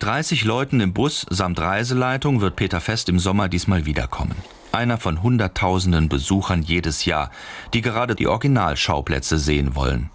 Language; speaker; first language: German; native; German